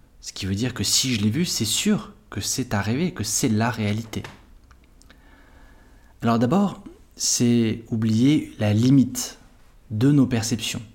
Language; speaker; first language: French; native; French